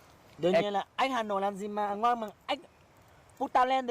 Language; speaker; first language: Vietnamese; native; Vietnamese